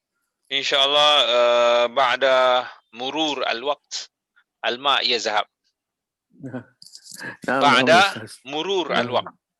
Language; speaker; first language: Arabic; non-native, fluent; Malay